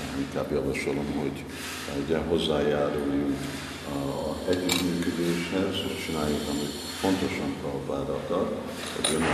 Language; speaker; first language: Hungarian; non-native, fluent; English